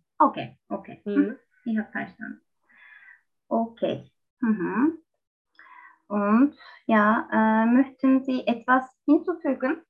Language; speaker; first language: German; non-native, learner; Turkish